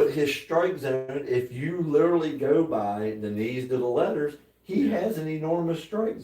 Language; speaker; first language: English; native; English